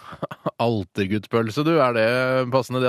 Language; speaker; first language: Norwegian; native; Norwegian